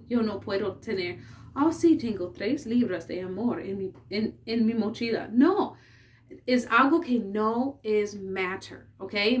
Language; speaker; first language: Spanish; non-native, learner; English